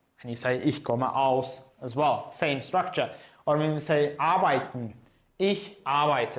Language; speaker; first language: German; non-native, fluent; Azerbaijani